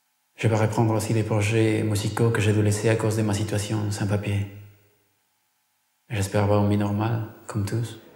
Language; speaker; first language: French; non-native, fluent; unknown